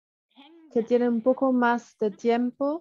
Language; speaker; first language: Spanish; non-native, fluent; German